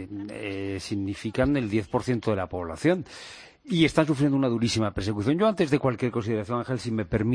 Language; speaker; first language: Spanish; native; Spanish